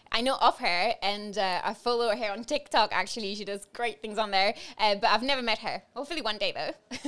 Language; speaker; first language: English; non-native, fluent; French